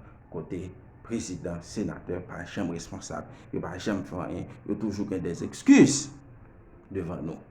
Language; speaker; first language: French; non-native, learner; Haitian Creole